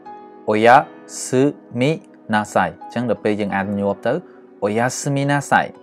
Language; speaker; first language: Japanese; non-native, fluent; Khmer